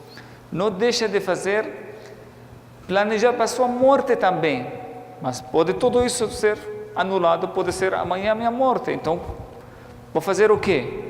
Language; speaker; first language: Portuguese; non-native, fluent; Arabic